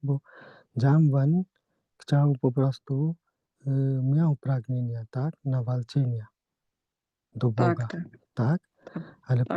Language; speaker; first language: Polish; non-native, learner; Hindi